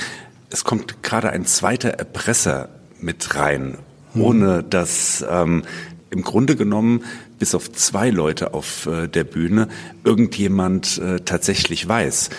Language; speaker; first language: German; native; German